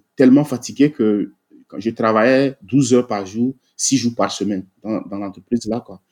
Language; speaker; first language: French; non-native, local second language; Ewe